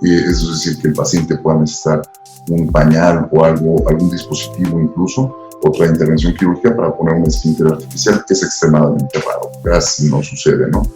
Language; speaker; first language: Spanish; native; Spanish